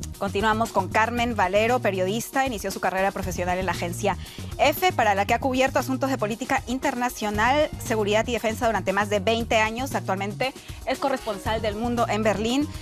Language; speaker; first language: Spanish; native; Spanish